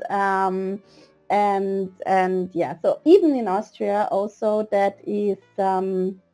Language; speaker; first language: English; non-native, fluent; German